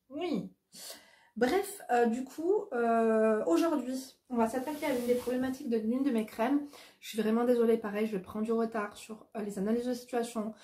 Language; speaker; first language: French; native; French